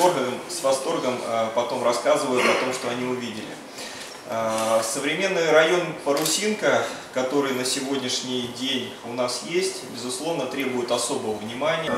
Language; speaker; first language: Russian; native; Russian